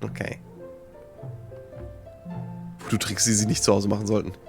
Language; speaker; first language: German; native; German